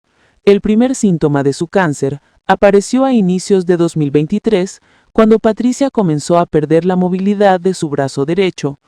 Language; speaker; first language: Spanish; native; Spanish